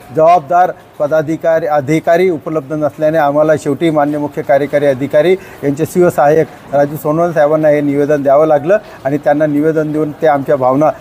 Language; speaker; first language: Marathi; non-native, local second language; Urdu